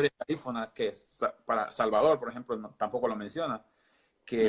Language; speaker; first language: Spanish; non-native, local second language; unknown